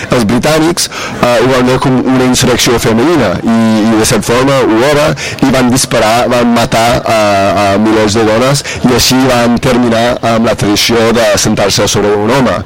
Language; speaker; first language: Catalan; non-native, fluent; English